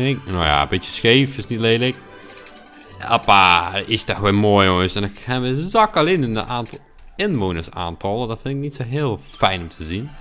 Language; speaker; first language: Dutch; native; Dutch